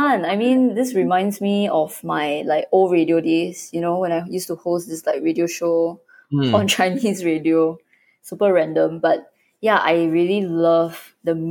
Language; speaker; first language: English; native; English